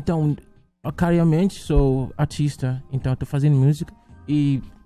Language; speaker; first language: Portuguese; non-native, fluent; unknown